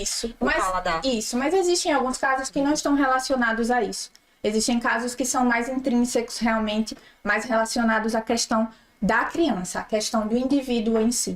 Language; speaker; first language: Portuguese; native; Portuguese